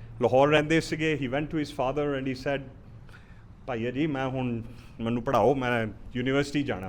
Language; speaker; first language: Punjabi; early bilingual, heritage; Punjabi